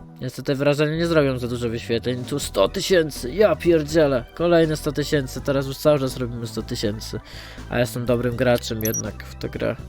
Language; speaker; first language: Polish; native; Polish